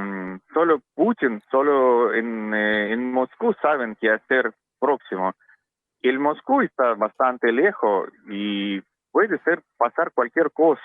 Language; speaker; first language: Spanish; non-native, learner; Russian